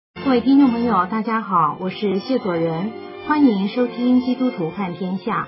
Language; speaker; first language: Chinese; native; Chinese